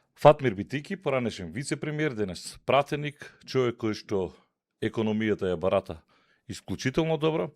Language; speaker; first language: Macedonian; native; Macedonian